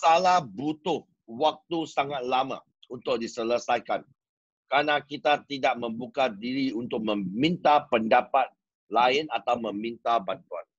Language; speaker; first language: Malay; non-native, local second language; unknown